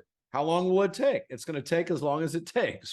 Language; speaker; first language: English; native; English